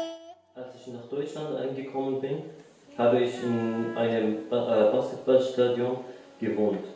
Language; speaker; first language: German; non-native, learner; Arabic